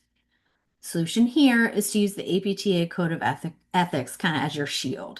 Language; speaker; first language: English; native; English